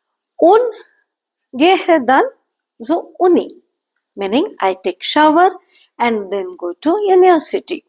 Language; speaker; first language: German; non-native, fluent; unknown